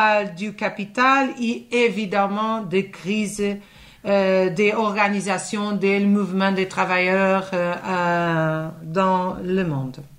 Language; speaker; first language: French; non-native, fluent; Portuguese